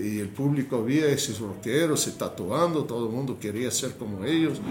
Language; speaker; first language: Spanish; non-native, fluent; English